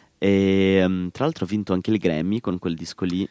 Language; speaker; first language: Italian; non-native, fluent; Portuguese